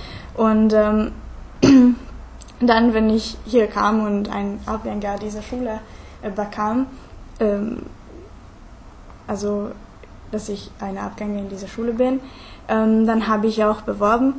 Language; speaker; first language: German; non-native, fluent; Hungarian